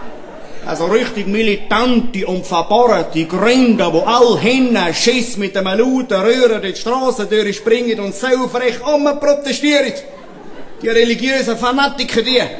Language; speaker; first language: German; native; German